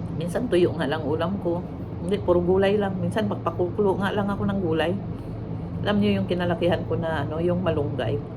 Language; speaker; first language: Filipino; non-native, local second language; Cebuano